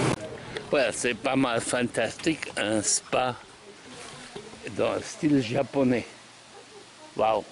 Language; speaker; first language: French; non-native, learner; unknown